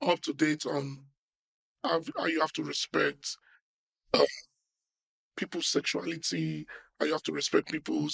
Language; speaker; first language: English; non-native, local second language; Yoruba